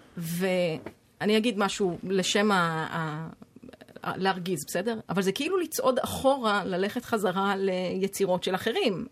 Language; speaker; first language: Hebrew; native; Hebrew